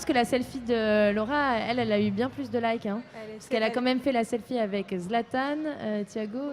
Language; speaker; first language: French; native; French